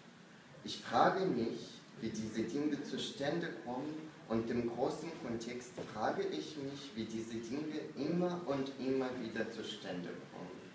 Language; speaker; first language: German; non-native, fluent; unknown